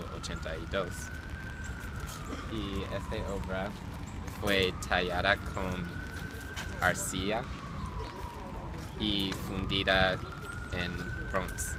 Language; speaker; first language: Spanish; non-native, learner; English